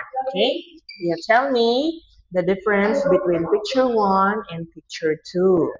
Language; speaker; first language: English; non-native, fluent; Vietnamese